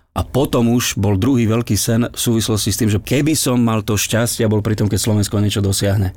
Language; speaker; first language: Slovak; native; Slovak